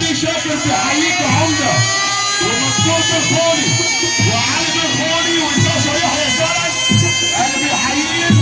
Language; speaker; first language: Arabic; native; Arabic